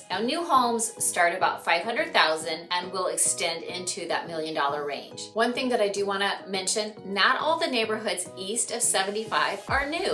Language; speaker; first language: English; native; English